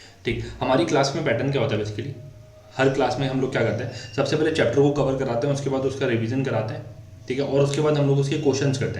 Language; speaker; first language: Hindi; native; Hindi